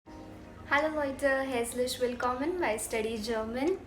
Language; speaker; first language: German; non-native, fluent; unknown